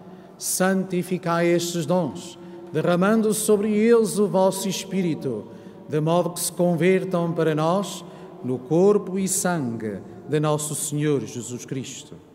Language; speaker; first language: Portuguese; native; Portuguese